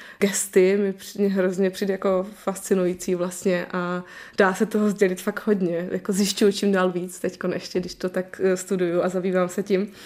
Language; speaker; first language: Czech; native; Czech